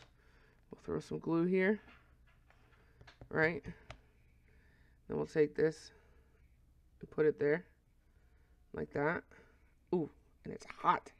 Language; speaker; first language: English; native; English